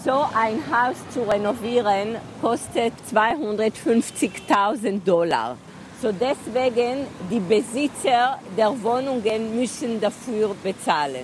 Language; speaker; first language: German; non-native, fluent; Hebrew